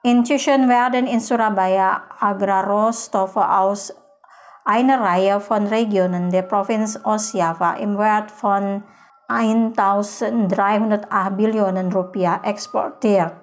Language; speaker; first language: German; non-native, fluent; Indonesian